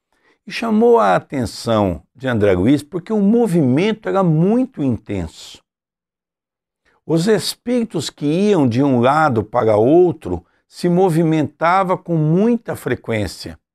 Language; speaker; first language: Portuguese; native; Portuguese